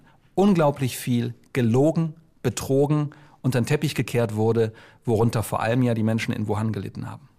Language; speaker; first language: German; native; German